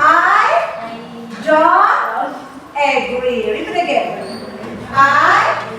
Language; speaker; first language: English; non-native, fluent; Indonesian